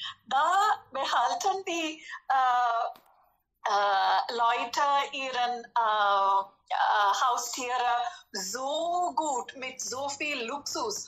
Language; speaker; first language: German; non-native, fluent; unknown